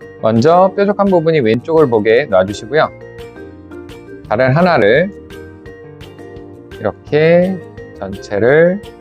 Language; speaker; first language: Korean; native; Korean